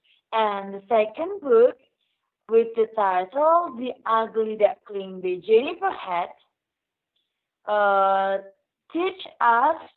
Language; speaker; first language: English; non-native, learner; Indonesian